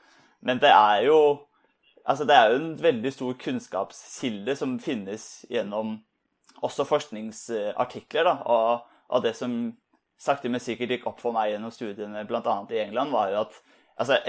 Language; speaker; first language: Norwegian; native; Norwegian